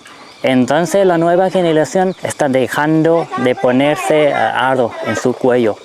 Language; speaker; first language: Spanish; non-native, fluent; Thai